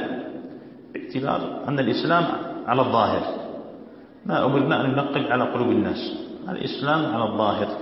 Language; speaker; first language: Arabic; native; Arabic